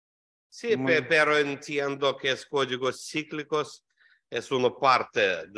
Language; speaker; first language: Spanish; non-native, learner; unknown